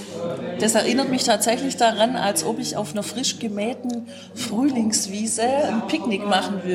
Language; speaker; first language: German; native; German